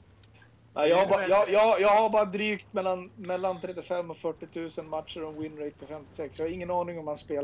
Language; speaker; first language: Swedish; native; Swedish